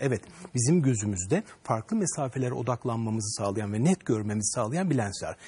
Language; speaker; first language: Turkish; native; Turkish